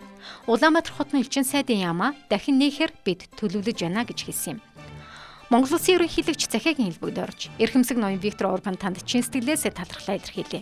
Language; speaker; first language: Mongolian; native; Mongolian